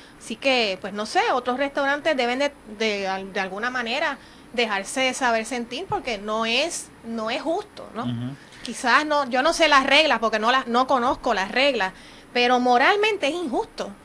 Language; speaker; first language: Spanish; native; Spanish